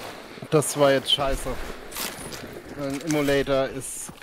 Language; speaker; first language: German; native; German